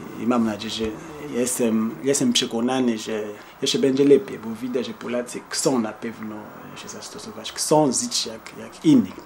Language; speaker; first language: Polish; non-native, fluent; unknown